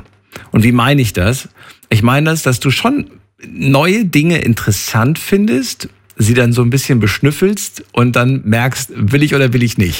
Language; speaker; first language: German; native; German